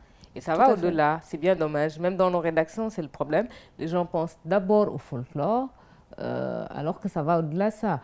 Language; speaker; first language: French; non-native, local second language; Wolof